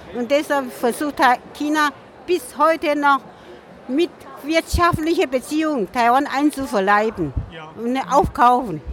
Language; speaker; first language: German; non-native, learner; Min Nan Chinese